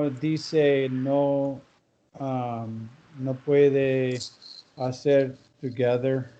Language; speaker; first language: Spanish; non-native, learner; English